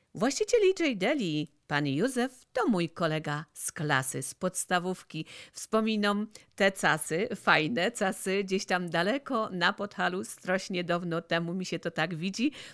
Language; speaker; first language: Polish; native; Polish